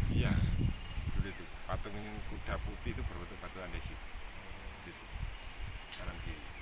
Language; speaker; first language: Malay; non-native, local second language; Javanese